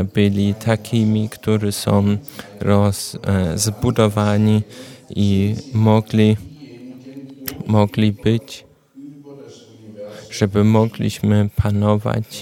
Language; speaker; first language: Polish; non-native, learner; German